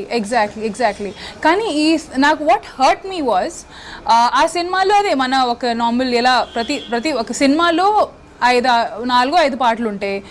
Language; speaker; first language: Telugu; non-native, local second language; Hindi